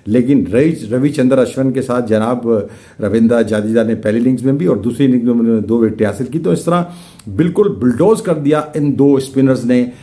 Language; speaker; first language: Urdu; native; Urdu